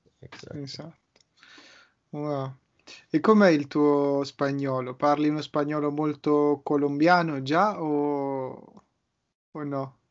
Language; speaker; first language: Italian; native; Italian